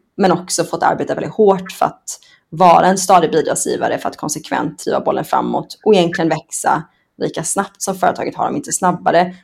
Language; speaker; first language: Swedish; early bilingual, other home language; Persian